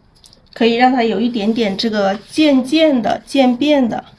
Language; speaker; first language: Chinese; native; Chinese